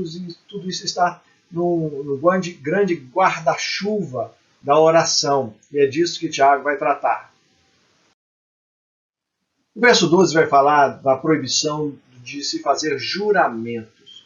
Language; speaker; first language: Portuguese; native; Portuguese